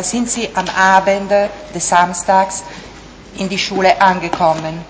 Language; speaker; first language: German; non-native, fluent; Italian